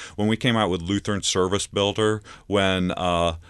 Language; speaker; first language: English; native; English